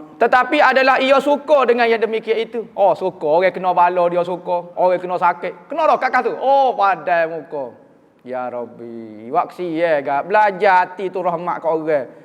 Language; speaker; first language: Malay; native; Malay